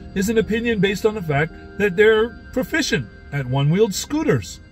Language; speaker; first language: English; native; English